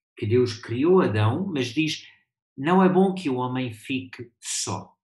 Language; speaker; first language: Portuguese; early bilingual, heritage; Portuguese